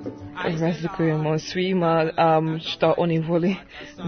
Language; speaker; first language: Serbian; non-native, learner; English